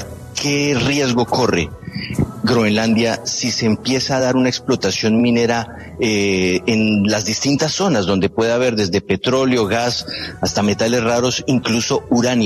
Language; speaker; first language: Spanish; native; Spanish